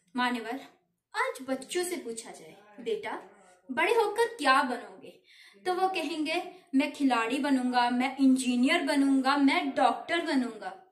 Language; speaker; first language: Hindi; non-native, local second language; Punjabi